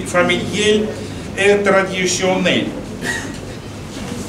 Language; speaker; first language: French; non-native, fluent; Russian